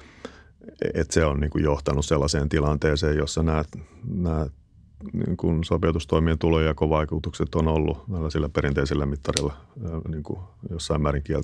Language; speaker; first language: Finnish; native; Finnish